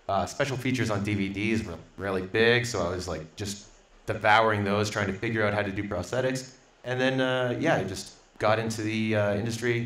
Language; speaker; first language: English; native; English